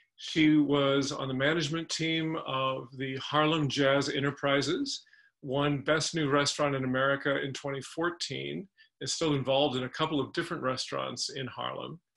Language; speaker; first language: English; native; English